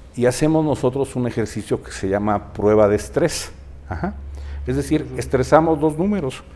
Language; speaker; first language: Spanish; native; Spanish